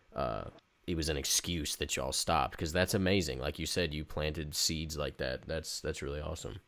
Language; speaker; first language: English; native; English